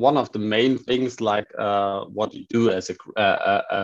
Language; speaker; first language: English; non-native, fluent; German